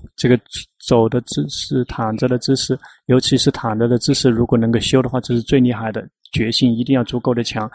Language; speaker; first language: Chinese; non-native, fluent; Thai